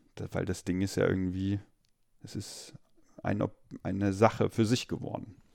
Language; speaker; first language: German; native; German